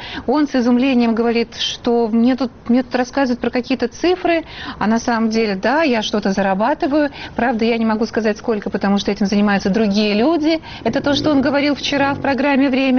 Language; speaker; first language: Russian; native; Russian